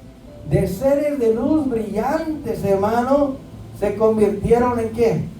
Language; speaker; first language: Spanish; native; Spanish